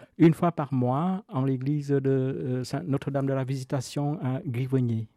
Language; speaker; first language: French; non-native, fluent; Vietnamese